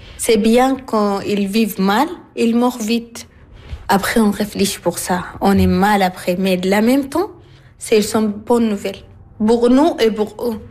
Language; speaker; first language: French; non-native, learner; Arabic